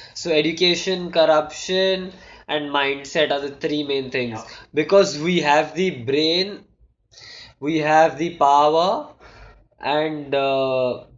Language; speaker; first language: English; non-native, local second language; Hindi